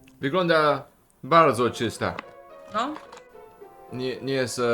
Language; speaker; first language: Polish; non-native, learner; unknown